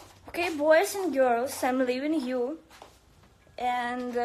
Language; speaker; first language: English; non-native, learner; Russian